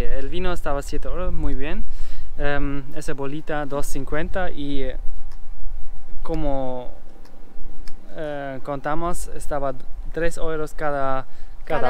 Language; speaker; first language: Spanish; non-native, learner; German